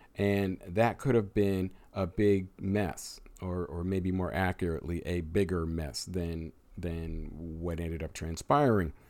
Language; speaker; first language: English; native; English